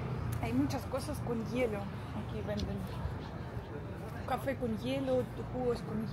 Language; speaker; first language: Spanish; non-native, fluent; Russian